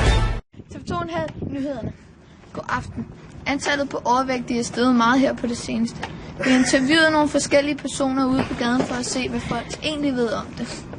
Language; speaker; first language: Danish; native; Danish